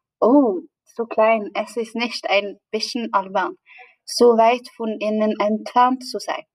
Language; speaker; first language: German; non-native, learner; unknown